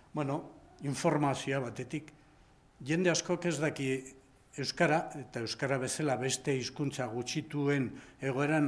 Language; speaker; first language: Basque; non-native, local second language; Spanish